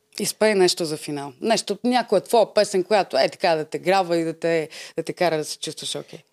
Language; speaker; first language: Bulgarian; native; Bulgarian